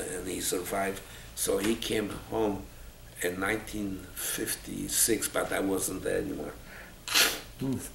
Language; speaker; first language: English; non-native, fluent; Polish